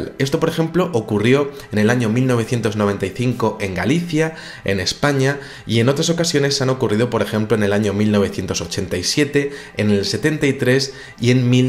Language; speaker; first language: Spanish; native; Spanish